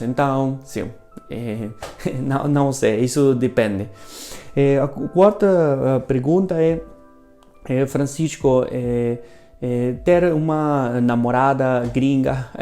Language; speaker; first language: Portuguese; non-native, fluent; Spanish